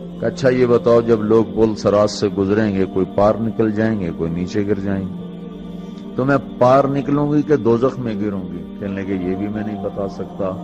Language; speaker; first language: Urdu; non-native, local second language; Punjabi